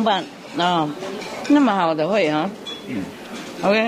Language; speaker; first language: Chinese; non-native, fluent; Vietnamese